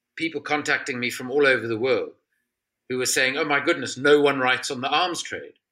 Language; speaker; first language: English; native; English